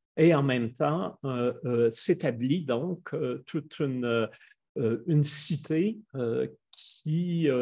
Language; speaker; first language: French; native; French